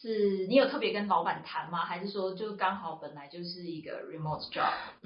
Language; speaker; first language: Chinese; native; Chinese